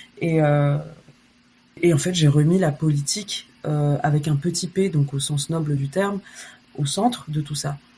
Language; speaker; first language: French; early bilingual, other home language; Chinese